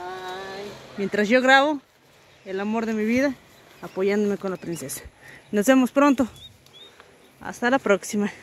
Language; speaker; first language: Spanish; native; Spanish